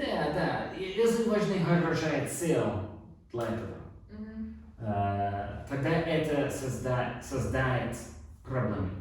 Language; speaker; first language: Russian; non-native, learner; English